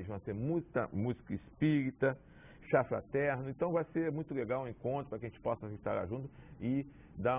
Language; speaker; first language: Portuguese; native; Portuguese